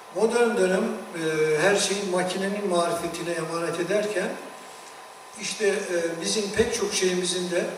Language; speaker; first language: Turkish; native; Turkish